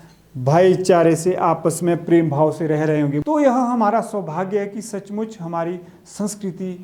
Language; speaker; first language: Hindi; native; Hindi